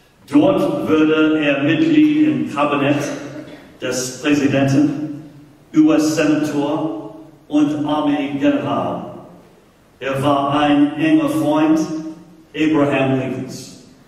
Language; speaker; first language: German; non-native, fluent; English